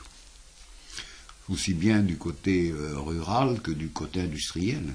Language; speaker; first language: French; native; French